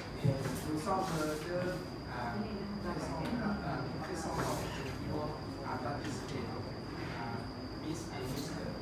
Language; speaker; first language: French; non-native, learner; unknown